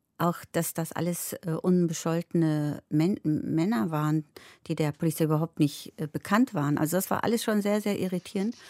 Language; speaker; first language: German; early bilingual, other home language; Turkish